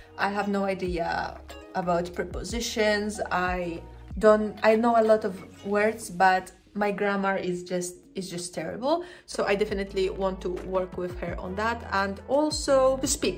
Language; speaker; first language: English; non-native, fluent; Polish